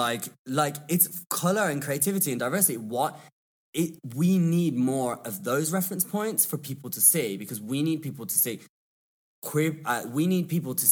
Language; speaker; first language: English; native; English